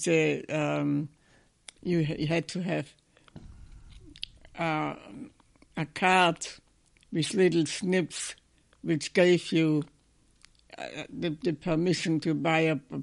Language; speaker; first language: English; non-native, fluent; German